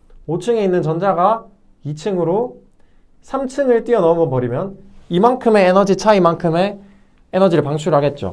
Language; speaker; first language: Korean; native; Korean